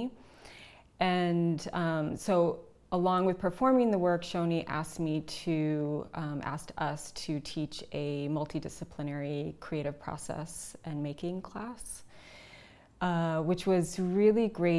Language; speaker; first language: English; native; English